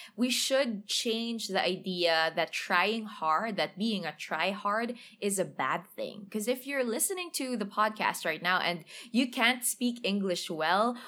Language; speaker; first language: English; non-native, local second language; Filipino